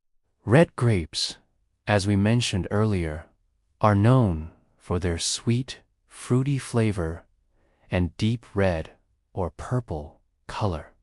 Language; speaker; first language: English; native; English